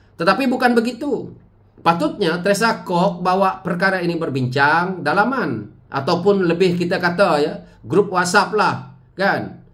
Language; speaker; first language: Malay; native; Malay